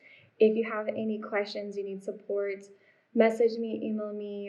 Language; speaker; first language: English; native; English